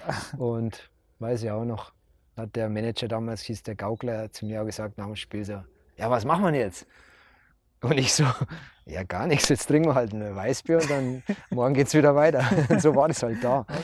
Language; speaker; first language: German; native; German